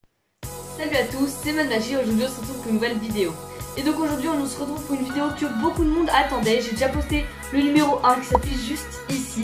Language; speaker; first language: French; native; French